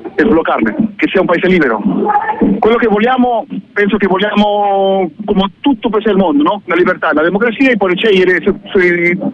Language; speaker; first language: Italian; non-native, fluent; Spanish